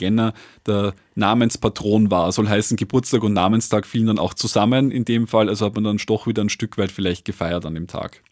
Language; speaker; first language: German; native; German